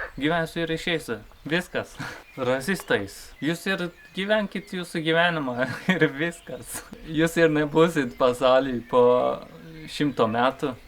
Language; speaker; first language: Lithuanian; non-native, fluent; Turkish